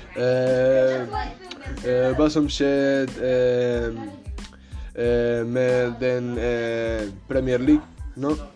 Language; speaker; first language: Norwegian; non-native, learner; Spanish